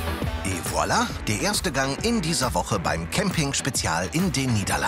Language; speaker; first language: German; native; German